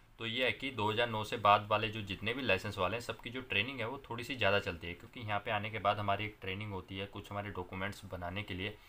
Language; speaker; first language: Hindi; non-native, local second language; Punjabi